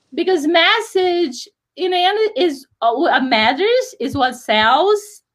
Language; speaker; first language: English; non-native, fluent; Portuguese